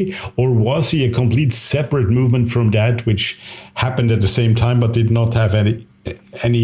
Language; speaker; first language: English; non-native, fluent; German